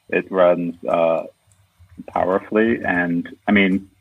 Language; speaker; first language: English; native; English